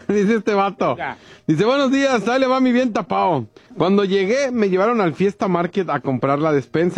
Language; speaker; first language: Spanish; native; Spanish